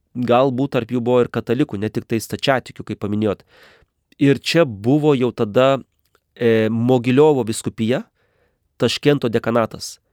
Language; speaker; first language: Lithuanian; native; Lithuanian